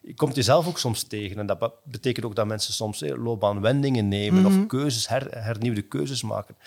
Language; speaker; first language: Dutch; native; Dutch